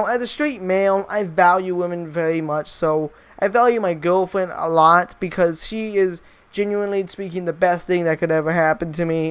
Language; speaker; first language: English; native; English